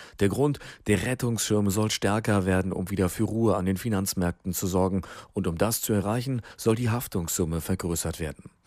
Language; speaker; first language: German; native; German